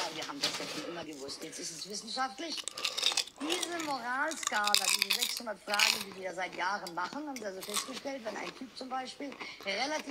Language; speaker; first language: German; native; German